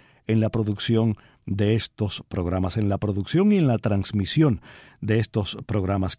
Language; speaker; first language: Spanish; native; Spanish